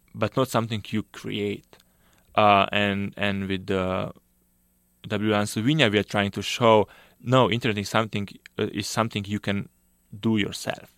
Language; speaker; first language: English; non-native, fluent; Slovenian